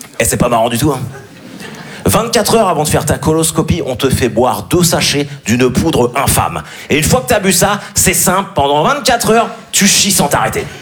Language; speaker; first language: French; native; French